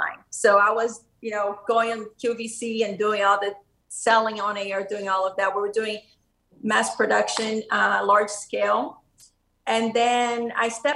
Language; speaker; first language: English; non-native, fluent; Portuguese